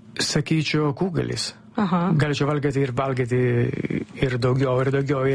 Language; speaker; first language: Lithuanian; non-native, learner; Italian